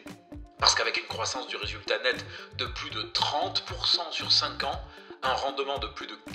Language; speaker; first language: French; native; French